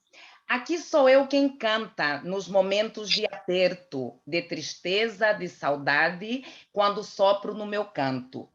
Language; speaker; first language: Portuguese; native; Portuguese